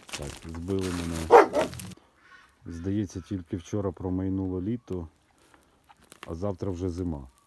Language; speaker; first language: Ukrainian; non-native, local second language; Russian